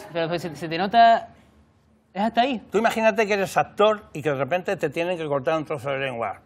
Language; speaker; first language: Spanish; native; Spanish